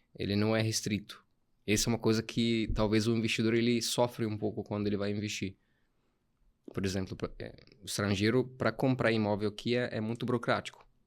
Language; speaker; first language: Portuguese; non-native, fluent; Arabic